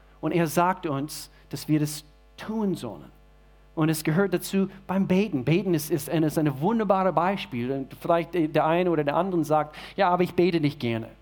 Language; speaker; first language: German; non-native, fluent; English